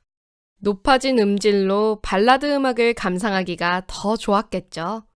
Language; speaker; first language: Korean; native; Korean